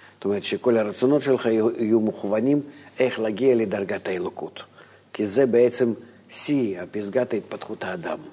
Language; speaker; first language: Hebrew; non-native, fluent; Russian